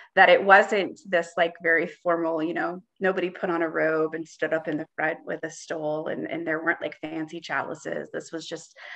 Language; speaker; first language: English; native; English